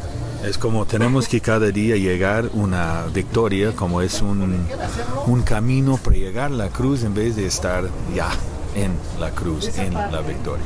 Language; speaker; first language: Spanish; non-native, learner; English